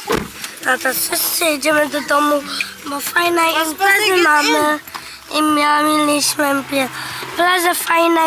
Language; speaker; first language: Polish; early bilingual, heritage; Polish